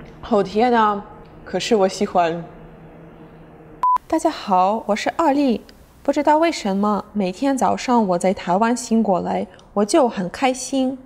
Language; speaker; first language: Chinese; non-native, learner; Russian